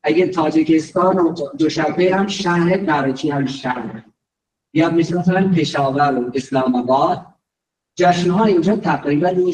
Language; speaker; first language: Persian; non-native, fluent; Urdu